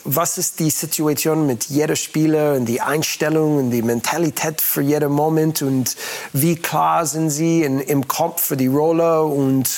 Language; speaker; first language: German; non-native, learner; English